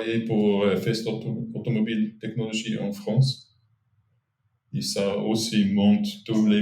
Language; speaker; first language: French; non-native, fluent; German